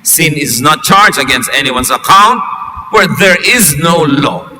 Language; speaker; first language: English; non-native, local second language; Filipino